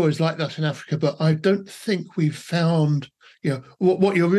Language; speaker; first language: English; native; English